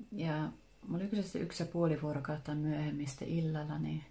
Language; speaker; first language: Finnish; early bilingual, heritage; Finnish